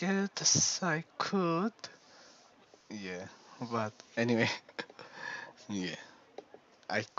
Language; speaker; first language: English; non-native, learner; Korean